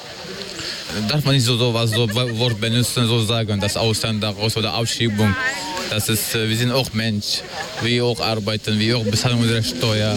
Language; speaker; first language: German; non-native, learner; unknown